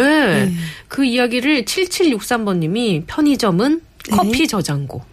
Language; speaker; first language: Korean; native; Korean